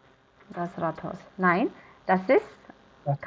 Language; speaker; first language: German; non-native, fluent; Hindi